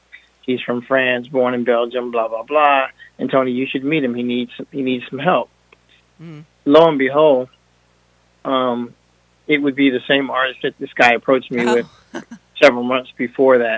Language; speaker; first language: English; non-native, fluent; French